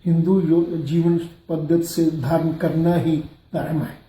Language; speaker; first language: Hindi; non-native, local second language; Punjabi